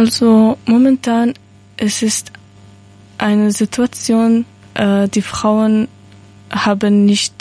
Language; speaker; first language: German; non-native, learner; Persian